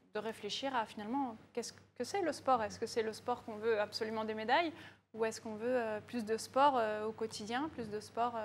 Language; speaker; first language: French; native; French